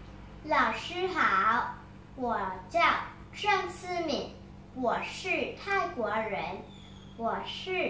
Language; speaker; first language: Chinese; non-native, learner; Thai